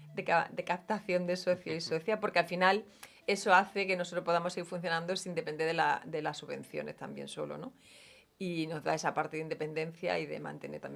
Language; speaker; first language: Spanish; native; Spanish